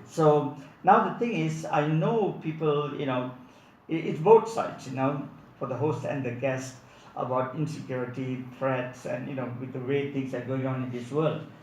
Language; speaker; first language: English; non-native, local second language; Tamil